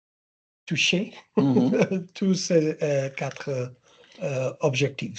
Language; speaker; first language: French; non-native, learner; English